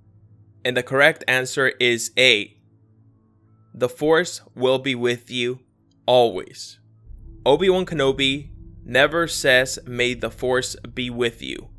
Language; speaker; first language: English; native; English